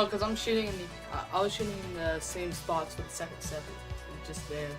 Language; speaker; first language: English; native; English